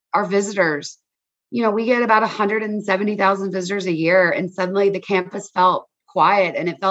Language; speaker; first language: English; native; English